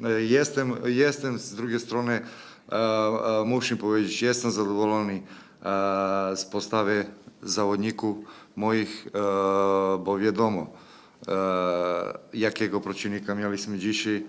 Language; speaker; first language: Polish; non-native, learner; Serbian